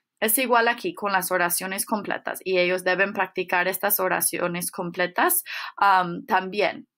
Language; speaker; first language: Spanish; non-native, fluent; English